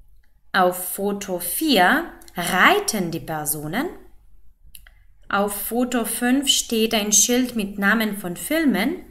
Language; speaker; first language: German; non-native, fluent; Macedonian